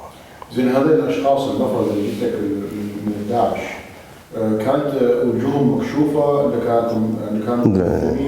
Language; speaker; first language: Arabic; native; Arabic